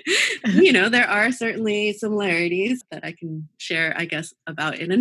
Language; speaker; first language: English; native; English